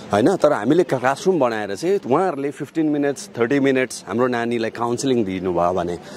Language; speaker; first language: Nepali; native; Nepali